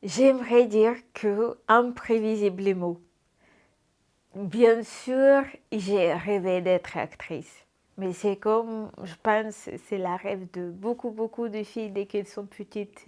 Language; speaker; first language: French; non-native, fluent; Russian